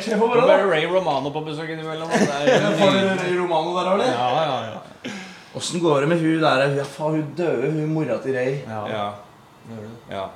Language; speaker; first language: Norwegian; native; Norwegian